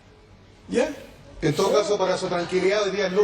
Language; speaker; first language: Spanish; native; Spanish